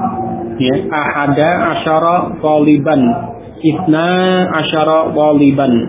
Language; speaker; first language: Arabic; non-native, fluent; Indonesian